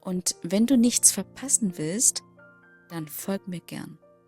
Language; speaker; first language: German; native; German